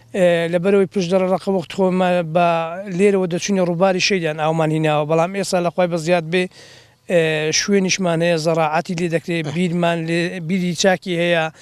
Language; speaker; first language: Central Kurdish; native; Central Kurdish